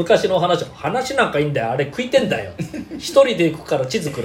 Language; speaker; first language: Japanese; native; Japanese